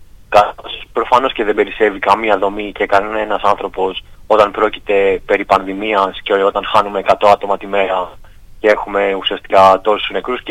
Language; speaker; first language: Greek; native; Greek